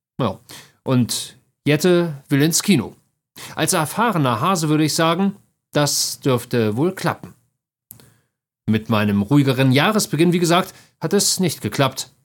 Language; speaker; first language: German; native; German